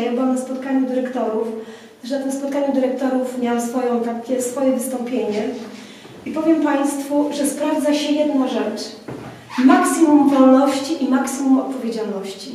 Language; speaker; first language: Polish; native; Polish